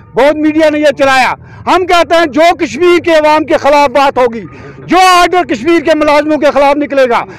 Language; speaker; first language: Hindi; non-native, local second language; Kashmiri